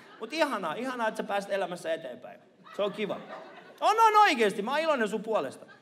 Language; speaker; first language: Finnish; early bilingual, other home language; Persian